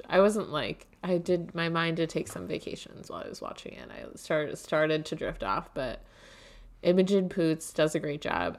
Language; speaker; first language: English; native; English